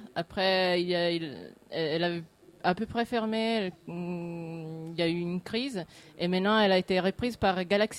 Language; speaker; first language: French; non-native, fluent; Italian